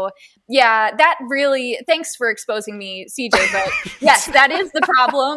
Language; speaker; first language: English; native; English